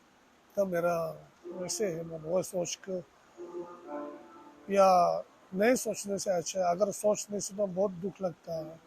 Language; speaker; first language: Hindi; non-native, local second language; Tibetan